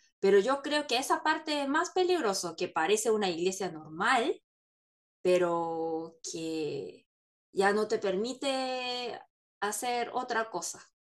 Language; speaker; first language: Spanish; non-native, fluent; Korean